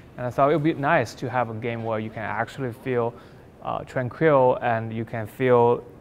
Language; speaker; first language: English; non-native, fluent; Chinese